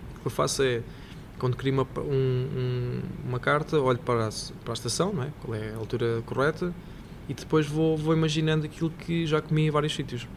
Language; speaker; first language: Portuguese; native; Portuguese